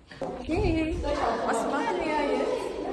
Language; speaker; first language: German; non-native, learner; Mongolian